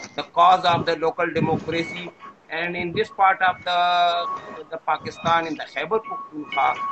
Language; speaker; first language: English; non-native, local second language; Pashto